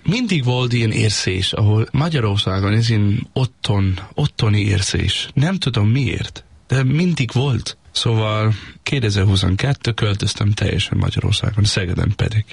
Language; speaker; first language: Hungarian; non-native, learner; Danish